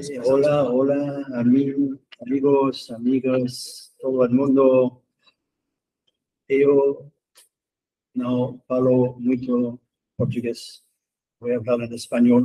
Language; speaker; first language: Spanish; non-native, fluent; English